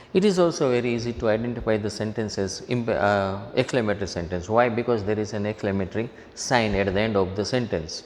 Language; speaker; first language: English; non-native, local second language; Gujarati